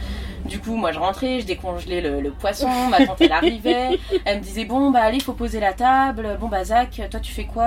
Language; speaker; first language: French; native; French